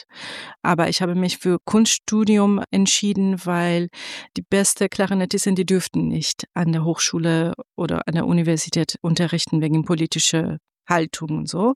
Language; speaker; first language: German; non-native, fluent; Persian